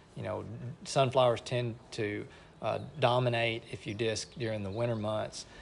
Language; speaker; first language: English; native; English